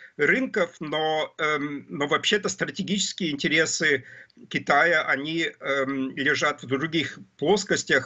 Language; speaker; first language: Russian; non-native, fluent; German